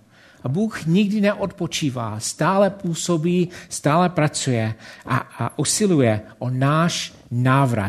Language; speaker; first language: Czech; non-native, fluent; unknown